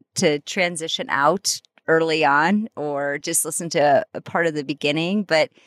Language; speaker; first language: English; native; English